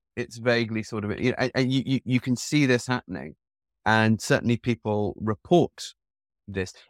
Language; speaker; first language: English; native; English